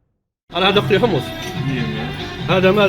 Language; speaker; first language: Arabic; non-native, learner; French